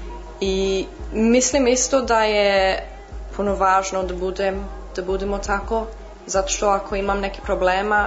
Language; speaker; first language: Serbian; early bilingual, heritage; English